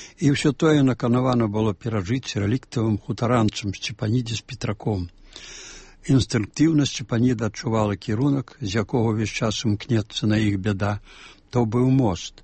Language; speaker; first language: Belarusian; native; Belarusian